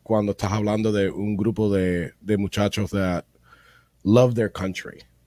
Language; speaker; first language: Spanish; early bilingual, heritage; Spanish